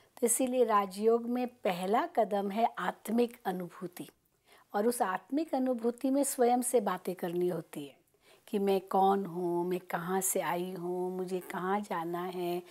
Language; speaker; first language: Hindi; native; Hindi